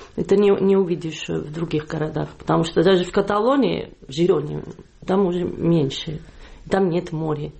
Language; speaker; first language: Russian; non-native, fluent; Catalan